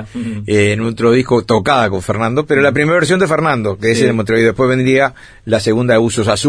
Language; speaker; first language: Spanish; native; Spanish